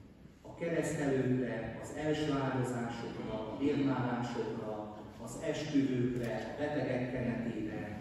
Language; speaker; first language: Hungarian; native; Hungarian